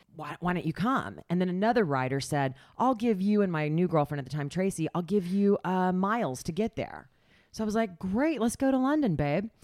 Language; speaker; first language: English; native; English